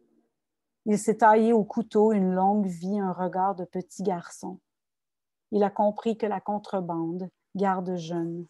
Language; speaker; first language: French; native; French